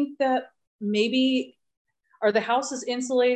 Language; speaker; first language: English; native; English